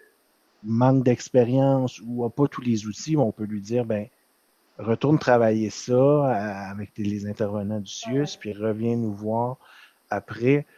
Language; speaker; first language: French; native; French